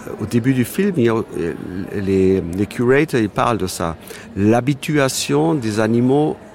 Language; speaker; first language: French; non-native, fluent; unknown